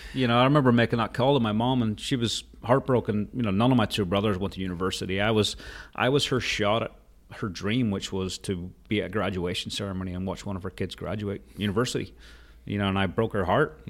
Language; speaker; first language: English; native; English